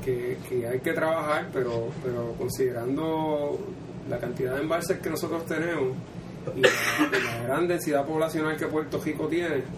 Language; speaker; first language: Spanish; native; Spanish